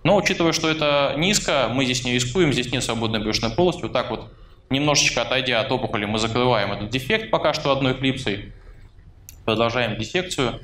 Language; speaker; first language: Russian; native; Russian